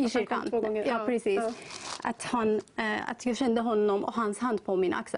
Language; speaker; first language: Swedish; non-native, learner; Persian